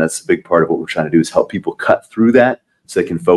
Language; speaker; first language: English; native; English